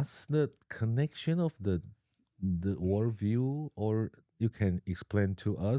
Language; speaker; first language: English; non-native, learner; Chinese